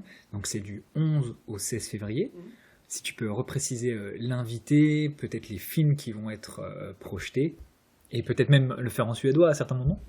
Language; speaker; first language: French; native; French